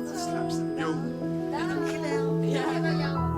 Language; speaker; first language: Dutch; native; Dutch